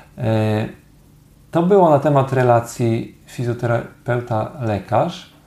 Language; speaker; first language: Polish; native; Polish